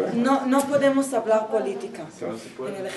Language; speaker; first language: Spanish; non-native, fluent; Hebrew